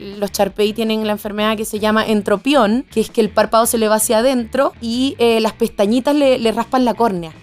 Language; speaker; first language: Spanish; native; Spanish